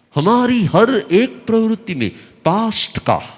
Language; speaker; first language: Hindi; non-native, local second language; Gujarati